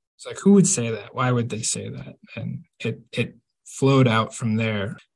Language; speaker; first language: English; native; English